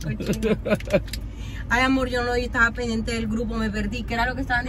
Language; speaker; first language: Spanish; native; Spanish